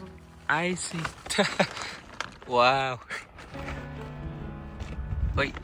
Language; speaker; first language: Spanish; non-native, learner; English